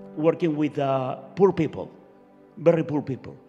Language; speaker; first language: English; non-native, learner; Spanish